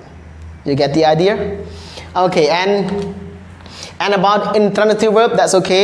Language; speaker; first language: English; non-native, learner; Khmer